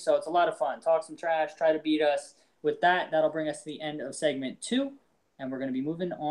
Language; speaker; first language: English; native; English